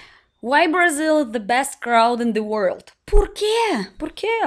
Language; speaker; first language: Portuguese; non-native, learner; Russian